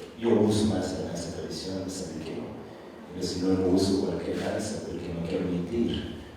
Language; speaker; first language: Spanish; non-native, fluent; Tsonga